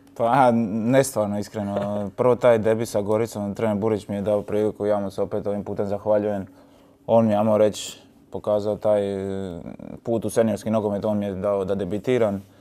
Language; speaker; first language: Croatian; native; Croatian